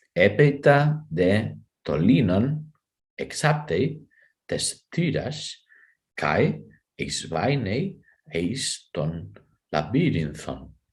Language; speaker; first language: Greek; non-native, fluent; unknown